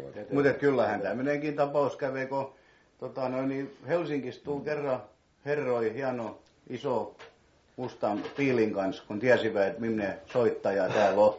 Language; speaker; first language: Finnish; native; Finnish